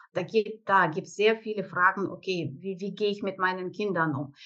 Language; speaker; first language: German; non-native, fluent; Russian